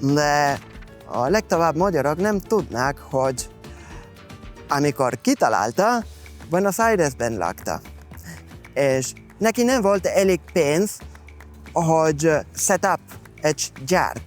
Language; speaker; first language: Hungarian; non-native, fluent; Spanish